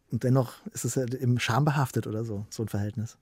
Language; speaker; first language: German; native; German